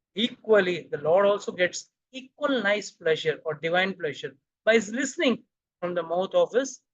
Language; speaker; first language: English; non-native, local second language; Hindi